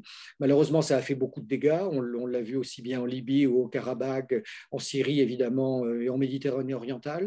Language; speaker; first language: French; native; French